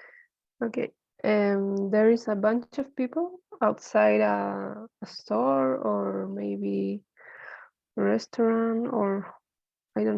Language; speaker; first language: English; non-native, learner; Spanish